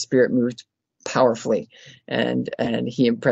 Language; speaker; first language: English; native; English